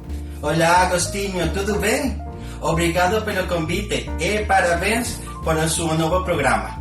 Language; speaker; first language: Portuguese; non-native, learner; Spanish